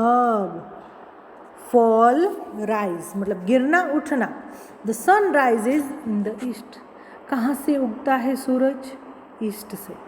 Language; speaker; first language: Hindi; native; Hindi